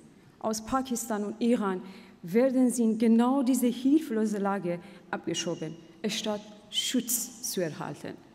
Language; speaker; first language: German; non-native, fluent; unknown